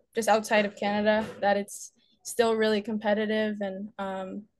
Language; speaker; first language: English; native; English